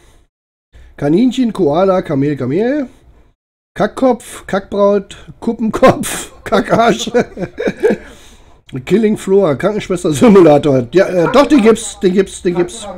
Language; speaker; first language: German; native; German